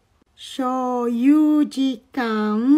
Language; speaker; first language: Japanese; non-native, fluent; Filipino